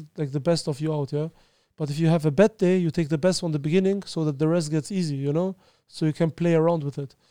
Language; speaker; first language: English; early bilingual, other home language; Albanian